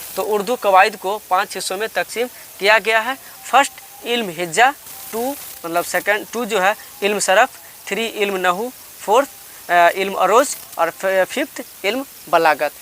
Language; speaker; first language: Hindi; native; Hindi